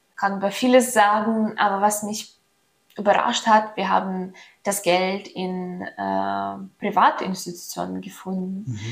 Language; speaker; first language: German; non-native, fluent; Ukrainian